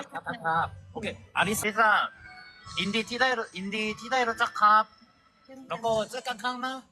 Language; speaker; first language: Thai; non-native, learner; Korean